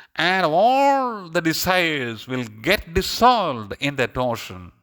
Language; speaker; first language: English; non-native, local second language; Malayalam